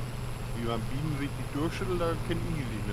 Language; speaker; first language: German; native; German